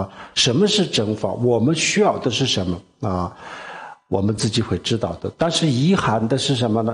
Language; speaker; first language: Chinese; non-native, local second language; Tibetan